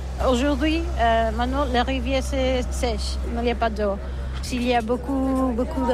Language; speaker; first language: French; non-native, learner; Catalan